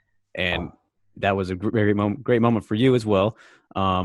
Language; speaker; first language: English; native; English